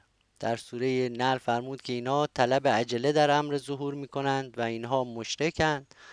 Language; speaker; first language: Persian; native; Persian